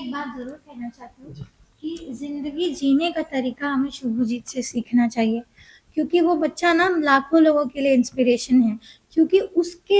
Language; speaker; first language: Hindi; native; Hindi